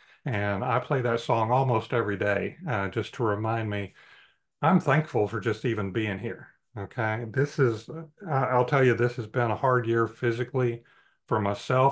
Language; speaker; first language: English; native; English